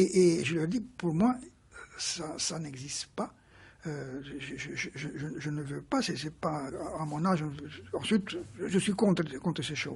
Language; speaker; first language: French; non-native, fluent; Romanian